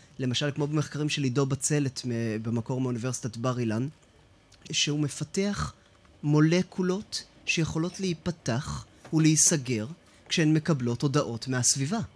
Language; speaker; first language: Hebrew; native; Hebrew